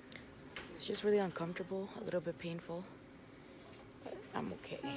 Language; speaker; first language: English; native; English